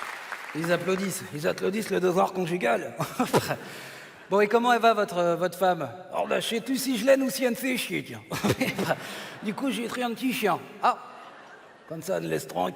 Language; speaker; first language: French; native; French